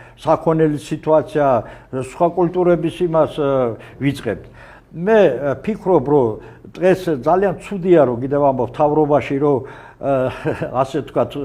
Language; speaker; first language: Georgian; non-native, local second language; Azerbaijani